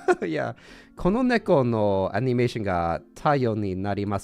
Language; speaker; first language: Japanese; non-native, learner; English